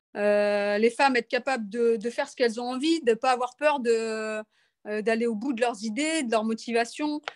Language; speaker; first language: French; native; French